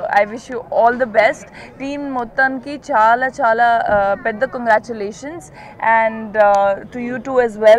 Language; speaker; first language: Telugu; non-native, learner; Punjabi